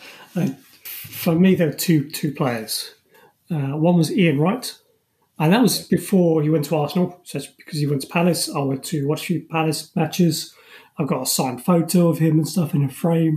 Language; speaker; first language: English; native; English